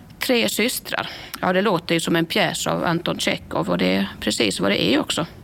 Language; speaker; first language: Swedish; native; Swedish